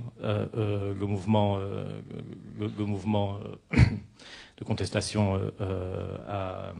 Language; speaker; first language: French; non-native, local second language; Arabic